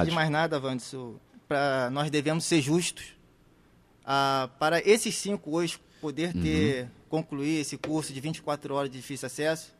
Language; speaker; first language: Portuguese; native; Portuguese